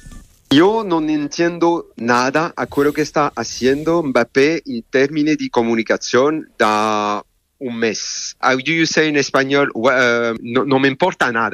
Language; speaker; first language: Spanish; non-native, learner; French